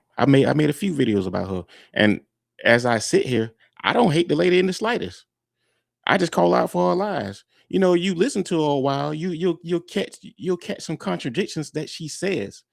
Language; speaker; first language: English; native; English